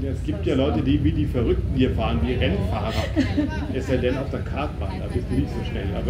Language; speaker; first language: German; native; German